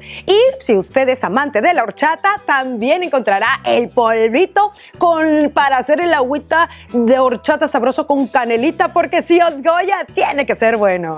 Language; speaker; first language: Spanish; native; Spanish